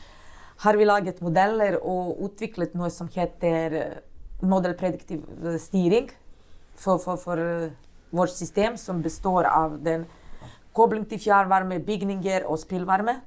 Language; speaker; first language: Norwegian; non-native, fluent; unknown